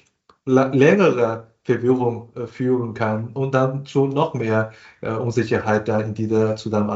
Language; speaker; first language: German; non-native, fluent; Chinese